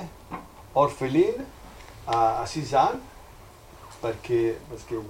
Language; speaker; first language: French; non-native, fluent; Italian